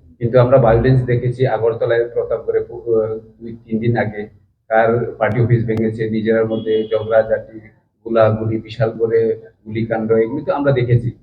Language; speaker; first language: Bangla; non-native, local second language; Kok Borok